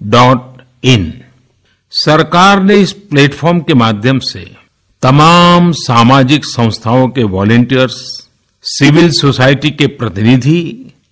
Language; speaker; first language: Hindi; non-native, local second language; Gujarati